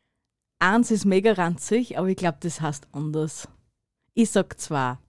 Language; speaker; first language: German; native; German